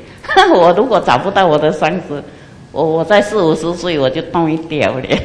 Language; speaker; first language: Chinese; non-native, local second language; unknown